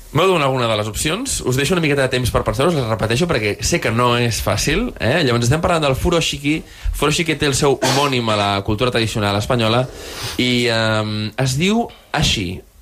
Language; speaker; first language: Catalan; native; Catalan